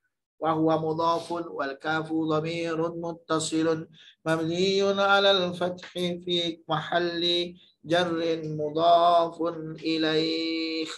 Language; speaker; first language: Arabic; non-native, fluent; Malay